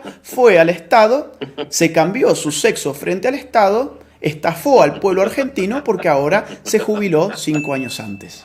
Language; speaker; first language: Spanish; native; Spanish